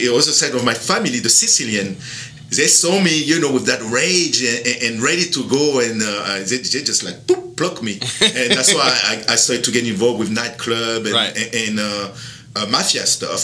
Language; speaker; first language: English; non-native, fluent; French